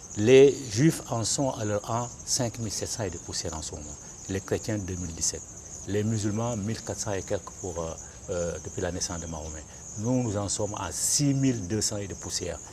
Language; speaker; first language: French; non-native, local second language; Bambara